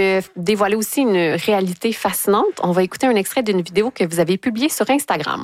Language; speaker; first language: French; native; French